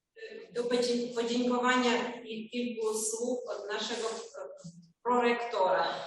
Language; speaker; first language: Polish; non-native, learner; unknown